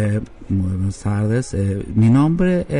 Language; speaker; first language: Spanish; non-native, learner; French